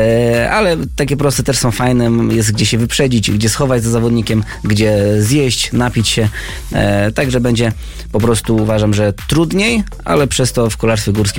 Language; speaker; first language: Polish; native; Polish